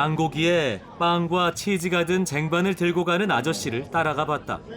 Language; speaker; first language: Korean; native; Korean